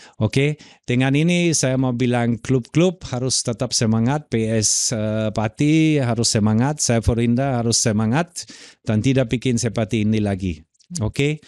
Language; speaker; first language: Indonesian; non-native, fluent; German